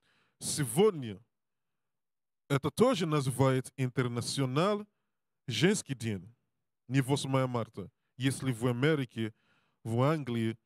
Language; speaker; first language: Russian; non-native, learner; English